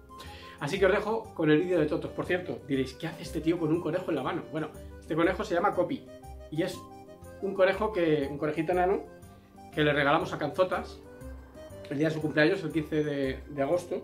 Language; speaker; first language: Spanish; native; Spanish